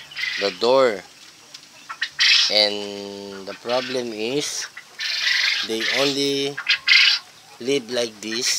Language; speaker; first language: English; non-native, local second language; Filipino